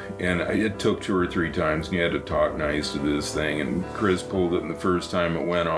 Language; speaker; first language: English; native; English